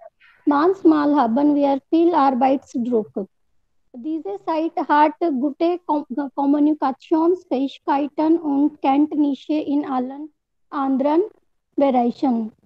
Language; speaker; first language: German; non-native, learner; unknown